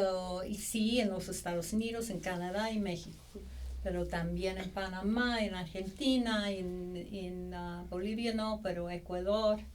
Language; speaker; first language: Spanish; non-native, fluent; English